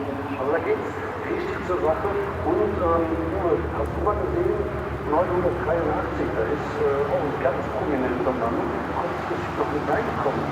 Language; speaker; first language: German; native; German